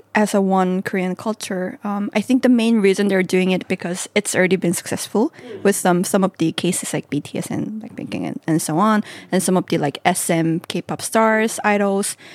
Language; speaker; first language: English; non-native, fluent; Korean